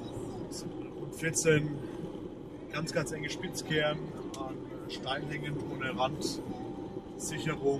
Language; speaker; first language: German; native; German